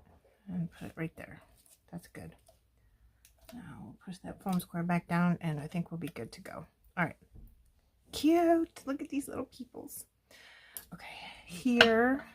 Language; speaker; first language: English; native; English